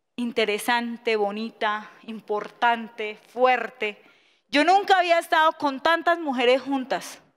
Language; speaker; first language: Spanish; native; Spanish